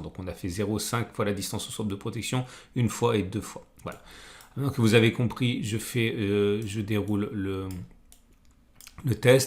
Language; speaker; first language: French; native; French